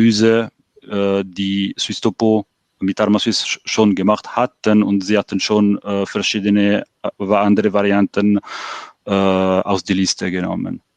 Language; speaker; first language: German; non-native, fluent; French